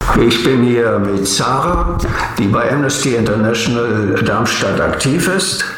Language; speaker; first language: German; native; German